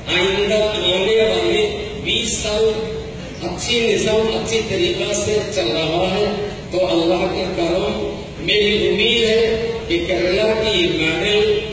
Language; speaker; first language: Urdu; non-native, local second language; Bangla